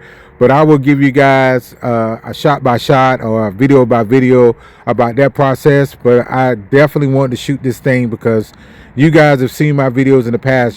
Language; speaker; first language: English; native; English